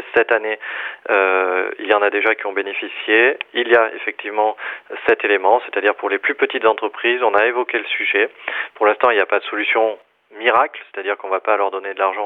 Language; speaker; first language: French; native; French